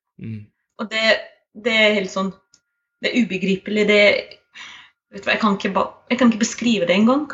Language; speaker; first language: Norwegian; non-native, fluent; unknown